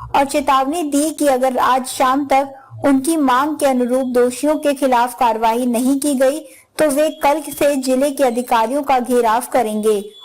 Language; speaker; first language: Hindi; non-native, local second language; Punjabi